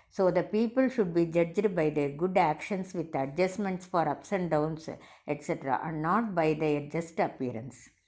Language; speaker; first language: English; non-native, local second language; Tamil